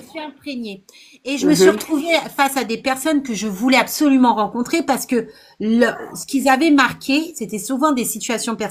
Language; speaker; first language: French; native; French